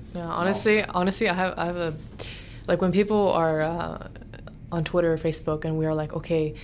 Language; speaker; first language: English; native; English